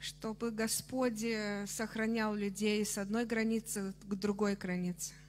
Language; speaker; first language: Russian; non-native, fluent; Romanian